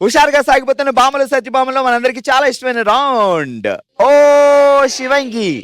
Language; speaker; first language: Telugu; native; Telugu